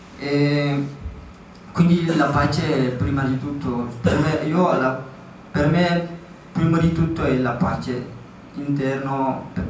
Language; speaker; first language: Italian; non-native, fluent; Tigrinya